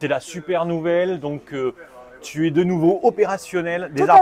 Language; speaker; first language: French; native; French